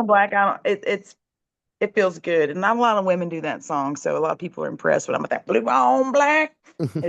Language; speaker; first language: English; native; English